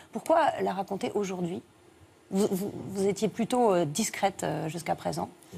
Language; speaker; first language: French; native; French